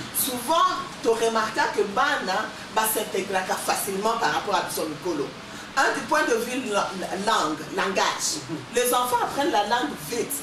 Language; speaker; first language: French; non-native, local second language; Lingala